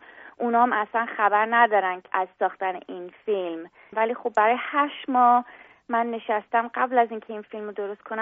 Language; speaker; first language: Persian; early bilingual, heritage; English